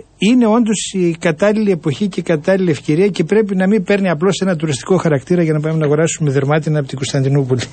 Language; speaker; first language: Greek; native; Greek